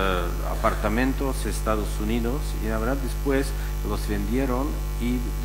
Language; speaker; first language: Spanish; non-native, fluent; Czech